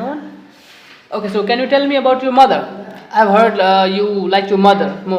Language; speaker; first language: English; non-native, fluent; Hindi